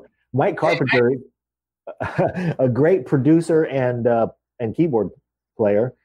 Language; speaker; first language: English; native; English